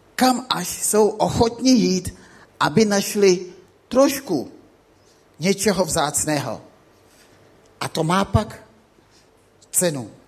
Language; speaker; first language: Czech; non-native, fluent; Akan